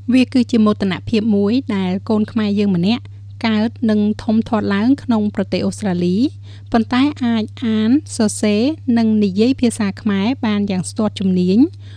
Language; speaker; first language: Khmer; native; Khmer